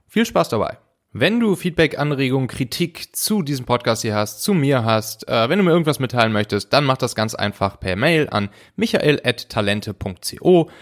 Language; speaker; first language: German; native; German